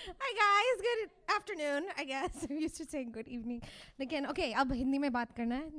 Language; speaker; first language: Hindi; early bilingual, heritage; Hindi